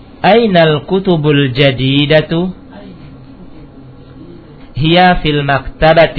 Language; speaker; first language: Arabic; non-native, fluent; Indonesian